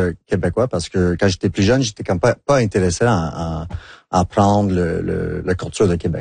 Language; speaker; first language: French; non-native, local second language; English